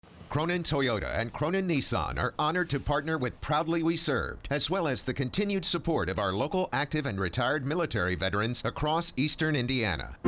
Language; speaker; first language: English; native; English